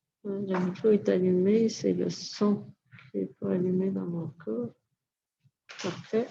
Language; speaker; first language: French; native; French